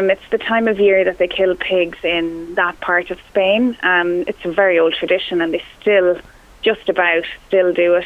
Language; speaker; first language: English; non-native, local second language; Irish